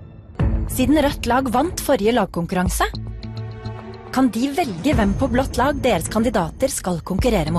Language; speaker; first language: Norwegian; native; Norwegian